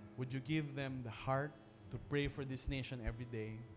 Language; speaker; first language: English; non-native, local second language; Filipino